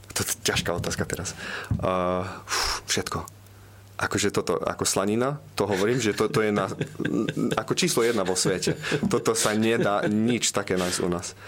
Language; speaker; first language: Slovak; early bilingual, heritage; Slovak